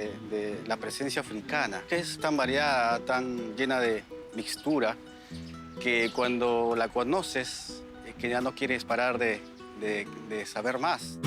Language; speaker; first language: Spanish; native; Spanish